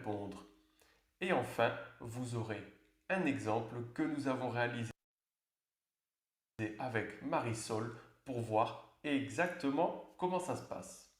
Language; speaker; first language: French; native; French